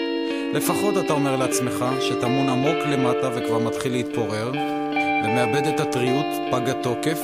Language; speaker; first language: Hebrew; native; Hebrew